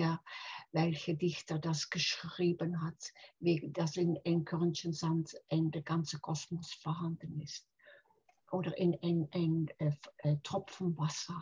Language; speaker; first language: German; non-native, fluent; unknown